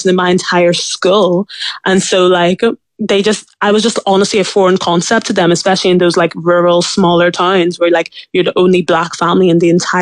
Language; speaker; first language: English; native; English